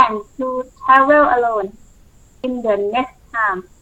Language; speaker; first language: English; non-native, learner; Thai